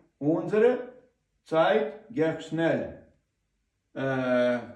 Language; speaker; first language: German; non-native, learner; Ukrainian